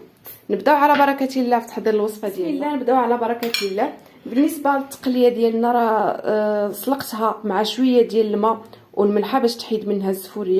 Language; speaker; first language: Arabic; native; Arabic